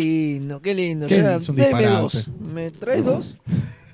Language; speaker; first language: Spanish; native; Spanish